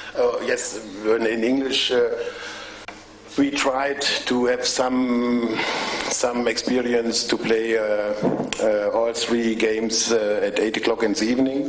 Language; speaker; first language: English; non-native, fluent; German